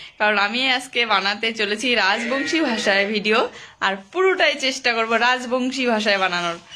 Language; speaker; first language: Bangla; non-native, local second language; Rangpuri